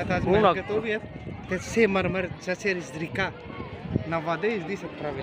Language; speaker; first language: Russian; non-native, learner; Hindi